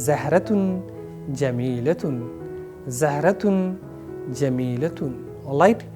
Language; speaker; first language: Arabic; non-native, fluent; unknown